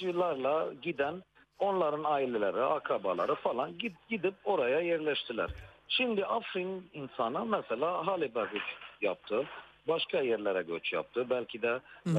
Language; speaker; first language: Turkish; non-native, fluent; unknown